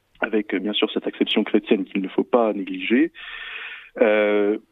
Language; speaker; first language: French; native; French